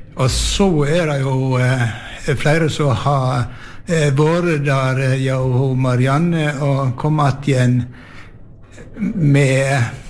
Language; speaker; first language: Norwegian; native; Norwegian